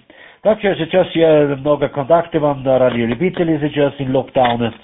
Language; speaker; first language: Russian; non-native, learner; German